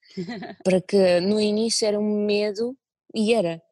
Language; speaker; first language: Portuguese; non-native, fluent; Russian